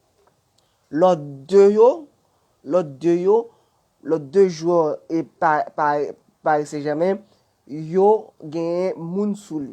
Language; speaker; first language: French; non-native, learner; Haitian Creole